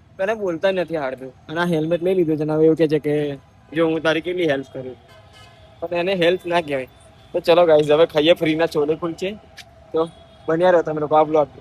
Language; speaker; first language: Gujarati; native; Gujarati